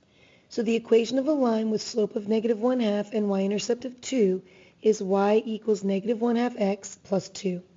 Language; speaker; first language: English; native; English